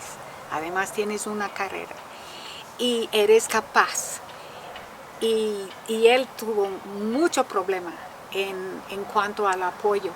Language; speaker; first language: Spanish; non-native, fluent; English